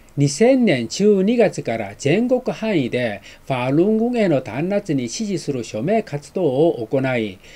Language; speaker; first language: Japanese; non-native, fluent; Chinese